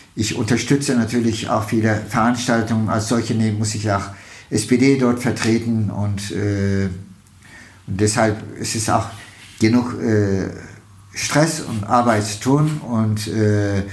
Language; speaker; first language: German; non-native, fluent; Turkish